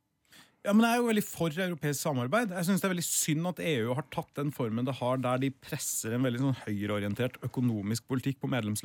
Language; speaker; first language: Norwegian; native; Norwegian